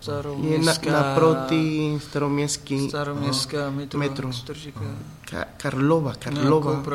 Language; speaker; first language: Czech; non-native, fluent; Spanish